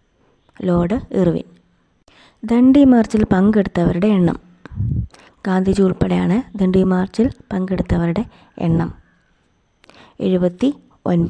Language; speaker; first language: Malayalam; native; Malayalam